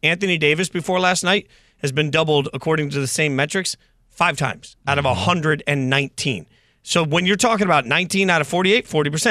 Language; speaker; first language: English; native; English